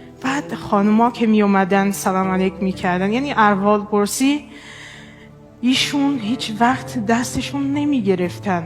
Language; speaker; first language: Persian; non-native, fluent; Portuguese